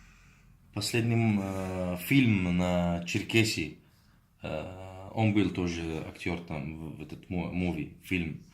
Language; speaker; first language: Russian; non-native, learner; Arabic